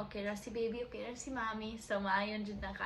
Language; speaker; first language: Cebuano; non-native, local second language; English